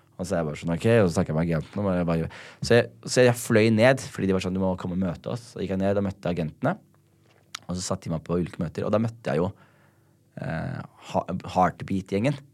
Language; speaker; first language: Norwegian; early bilingual, other home language; Somali